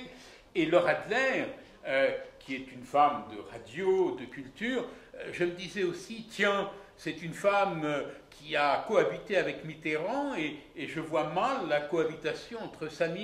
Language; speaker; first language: French; native; French